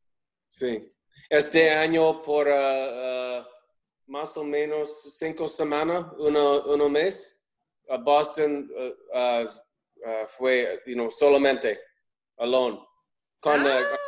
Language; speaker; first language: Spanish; non-native, learner; English